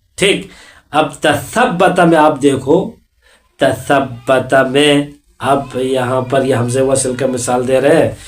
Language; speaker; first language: Urdu; non-native, local second language; Balti